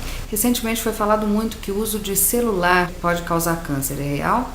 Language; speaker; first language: Portuguese; native; Portuguese